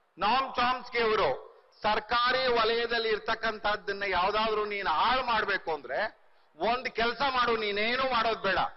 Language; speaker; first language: Kannada; native; Kannada